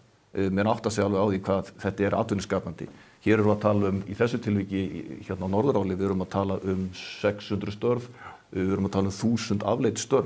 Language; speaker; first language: Icelandic; native; Icelandic